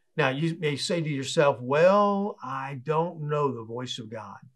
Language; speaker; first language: English; native; English